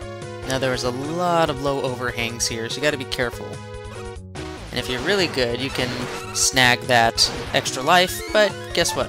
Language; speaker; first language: English; native; English